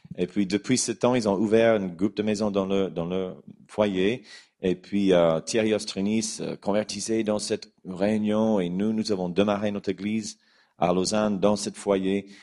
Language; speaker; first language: French; non-native, fluent; English